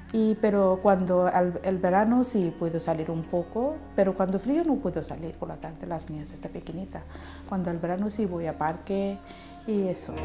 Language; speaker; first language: Spanish; non-native, learner; Bangla